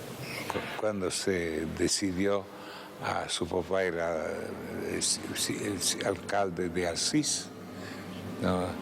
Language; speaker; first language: Spanish; non-native, fluent; Italian